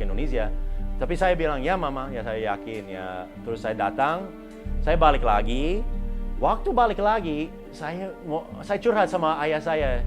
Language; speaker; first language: Indonesian; non-native, fluent; English